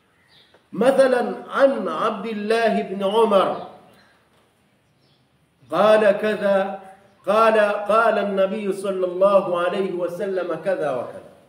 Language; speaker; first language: Arabic; non-native, fluent; Swahili